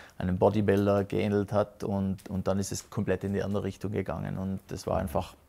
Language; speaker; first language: German; native; German